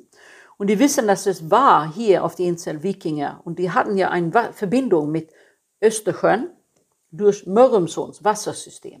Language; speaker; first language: German; non-native, fluent; Swedish